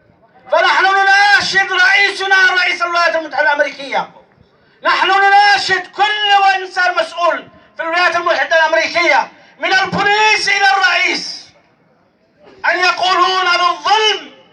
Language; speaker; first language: Arabic; non-native, fluent; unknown